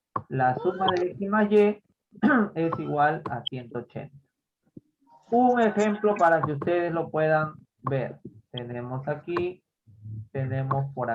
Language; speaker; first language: Spanish; native; Spanish